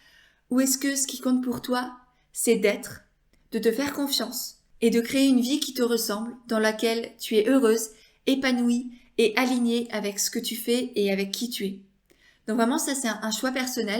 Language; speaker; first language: French; native; French